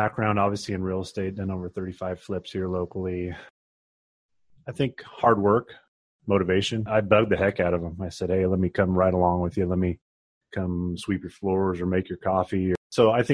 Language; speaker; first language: English; native; English